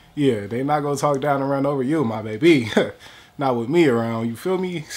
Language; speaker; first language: English; native; English